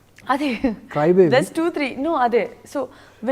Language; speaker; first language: Telugu; non-native, learner; Gujarati